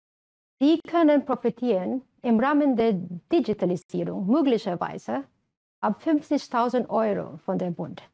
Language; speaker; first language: German; non-native, fluent; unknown